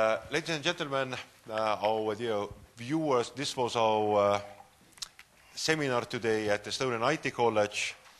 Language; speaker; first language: English; non-native, fluent; Estonian